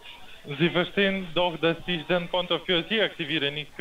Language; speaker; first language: German; non-native, fluent; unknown